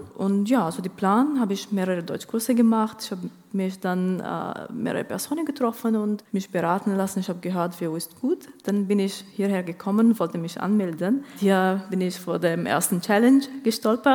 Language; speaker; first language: German; non-native, fluent; Arabic